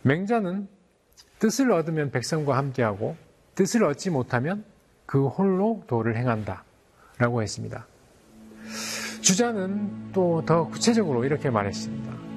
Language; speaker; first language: Korean; native; Korean